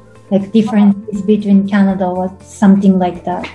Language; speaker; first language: English; non-native, fluent; Japanese